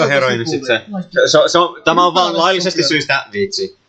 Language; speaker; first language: Finnish; native; Finnish